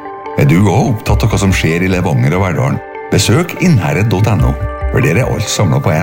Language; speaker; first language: Norwegian; native; Norwegian